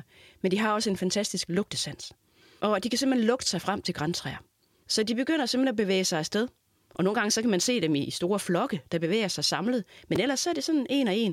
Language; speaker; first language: Danish; native; Danish